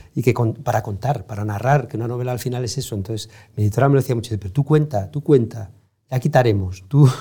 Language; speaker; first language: Spanish; native; Spanish